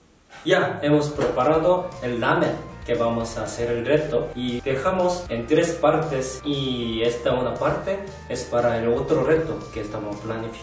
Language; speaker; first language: Spanish; non-native, learner; Korean